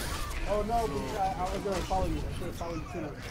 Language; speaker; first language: English; native; English